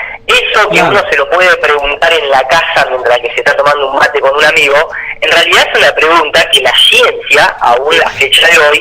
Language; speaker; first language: Spanish; native; Spanish